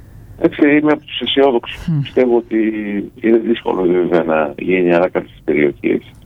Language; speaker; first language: Greek; native; Greek